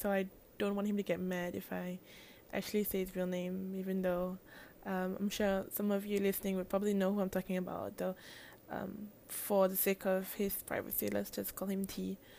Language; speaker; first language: English; native; English